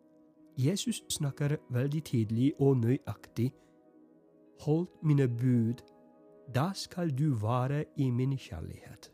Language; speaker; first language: Norwegian; non-native, fluent; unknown